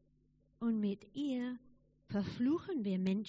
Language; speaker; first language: German; non-native, fluent; English